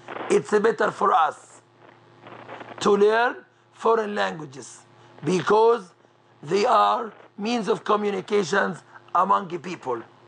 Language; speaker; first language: English; non-native, fluent; Arabic